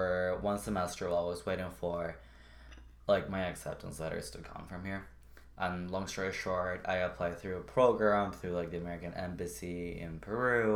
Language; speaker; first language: English; non-native, fluent; Spanish